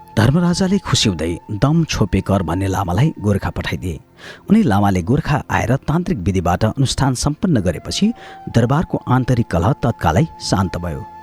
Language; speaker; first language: Nepali; native; Nepali